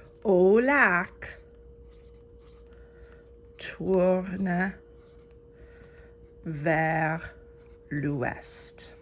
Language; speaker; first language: French; non-native, fluent; English